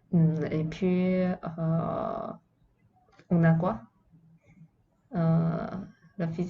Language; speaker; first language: French; non-native, fluent; Chinese